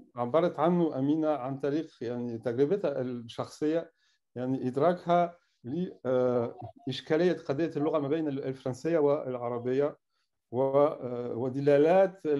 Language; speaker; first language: Arabic; non-native, fluent; French